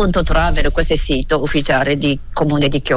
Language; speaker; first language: Italian; non-native, learner; Japanese